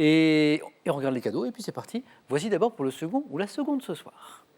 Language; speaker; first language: French; native; French